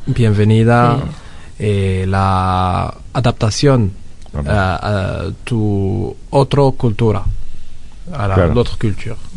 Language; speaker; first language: Spanish; non-native, learner; Arabic